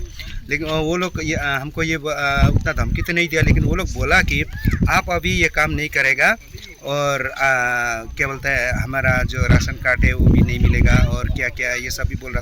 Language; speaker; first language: Hindi; non-native, local second language; Nepali